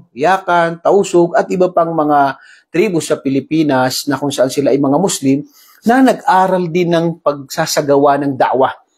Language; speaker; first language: Filipino; non-native, local second language; Maranao